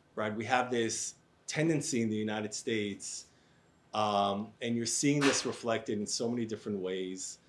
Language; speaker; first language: English; native; English